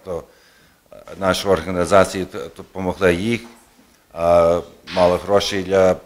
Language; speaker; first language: Ukrainian; early bilingual, heritage; Ukrainian